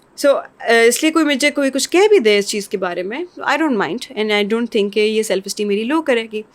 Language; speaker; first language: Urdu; non-native, local second language; English